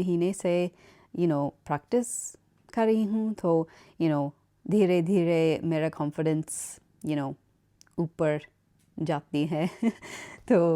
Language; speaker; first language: Hindi; non-native, learner; English